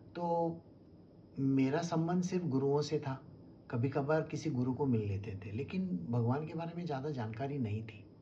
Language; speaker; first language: Hindi; non-native, local second language; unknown